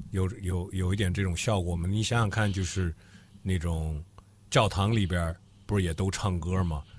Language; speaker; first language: Chinese; non-native, fluent; English